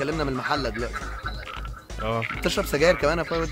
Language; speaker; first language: Arabic; native; Arabic